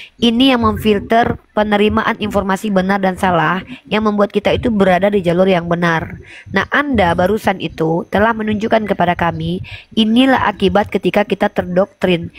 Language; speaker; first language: Indonesian; native; Indonesian